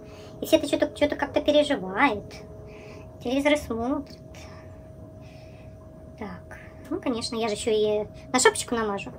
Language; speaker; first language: Russian; native; Russian